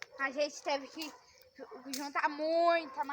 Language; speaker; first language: Portuguese; native; Portuguese